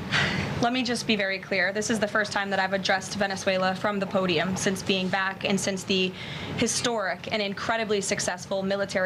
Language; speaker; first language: English; native; English